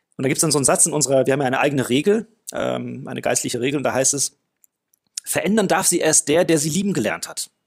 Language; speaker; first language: German; non-native, fluent; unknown